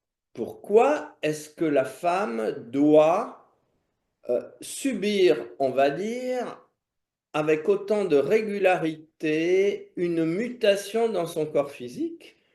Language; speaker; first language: French; native; French